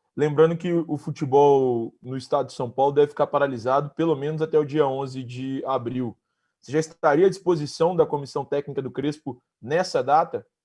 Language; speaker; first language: Portuguese; native; Portuguese